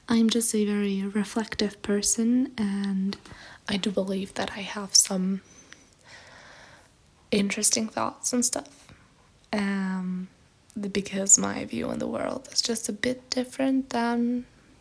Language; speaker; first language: English; non-native, fluent; German